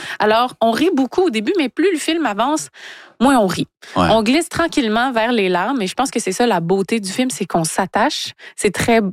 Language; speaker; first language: French; native; French